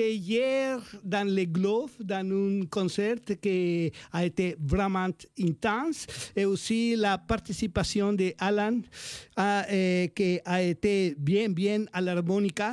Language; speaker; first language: French; non-native, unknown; Spanish